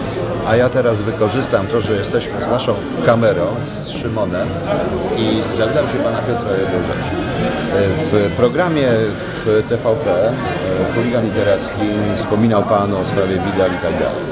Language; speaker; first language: Polish; native; Polish